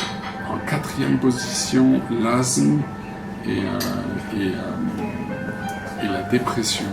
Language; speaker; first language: French; non-native, fluent; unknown